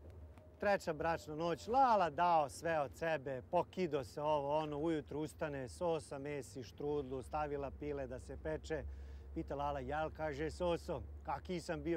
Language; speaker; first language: Croatian; native; Croatian